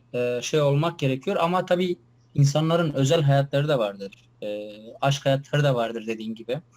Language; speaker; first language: Turkish; non-native, local second language; Kurdish